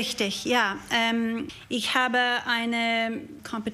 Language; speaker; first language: German; non-native, learner; English